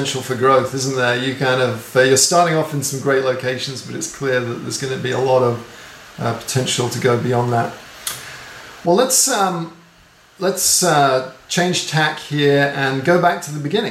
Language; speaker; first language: English; native; English